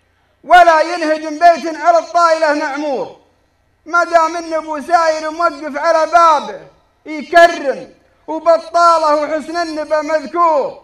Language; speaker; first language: Arabic; native; Arabic